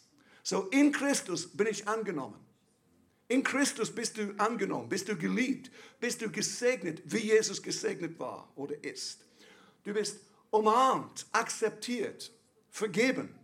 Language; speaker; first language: German; non-native, fluent; English